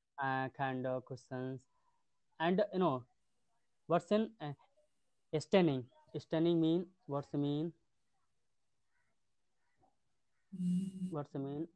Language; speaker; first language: English; non-native, learner; Hindi